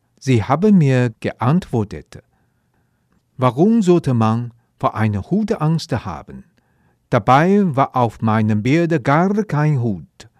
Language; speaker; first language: German; non-native, fluent; Chinese